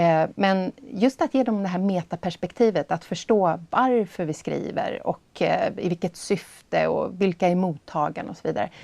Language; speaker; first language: Swedish; native; Swedish